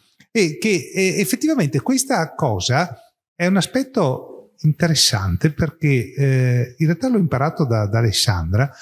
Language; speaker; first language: Italian; native; Italian